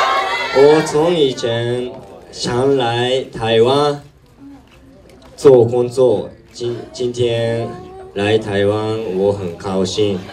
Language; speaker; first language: Chinese; non-native, learner; Japanese